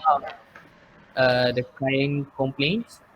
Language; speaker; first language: English; non-native, learner; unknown